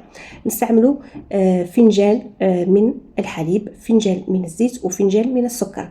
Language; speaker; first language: Arabic; native; Arabic